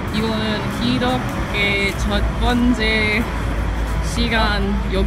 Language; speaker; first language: Korean; non-native, learner; English